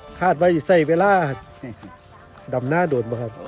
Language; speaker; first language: Thai; native; Thai